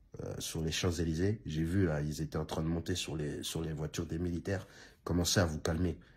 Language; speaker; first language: French; native; French